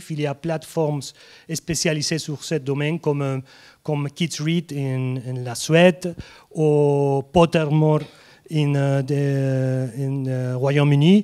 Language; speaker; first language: French; non-native, fluent; Spanish